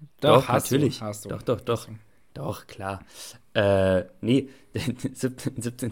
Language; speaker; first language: German; native; German